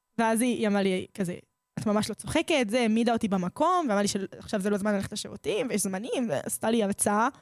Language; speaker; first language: Hebrew; native; Hebrew